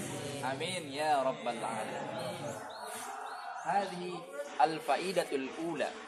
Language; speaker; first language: Arabic; non-native, fluent; Indonesian